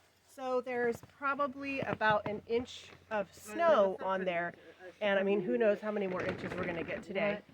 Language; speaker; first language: English; native; English